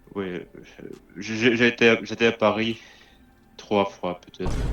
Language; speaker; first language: French; non-native, learner; Russian